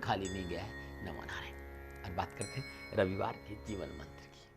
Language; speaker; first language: Hindi; native; Hindi